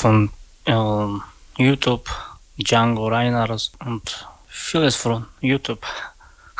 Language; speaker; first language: German; non-native, learner; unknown